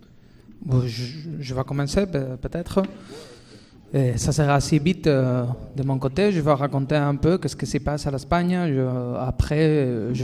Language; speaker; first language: French; non-native, fluent; Spanish